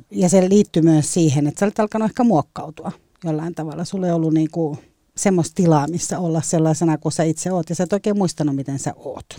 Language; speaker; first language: Finnish; native; Finnish